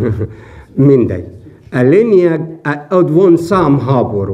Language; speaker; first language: Hungarian; non-native, fluent; Arabic